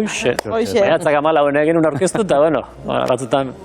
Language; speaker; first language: Basque; native; Basque